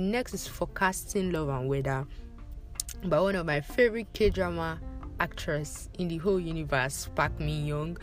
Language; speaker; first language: English; non-native, local second language; Yoruba